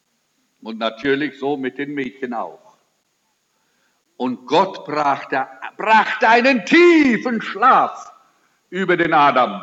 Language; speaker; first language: German; early bilingual, heritage; German